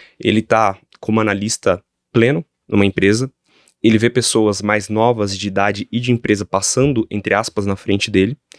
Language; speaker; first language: Portuguese; native; Portuguese